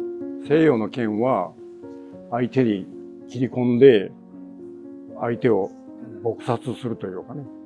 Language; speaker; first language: Japanese; native; Japanese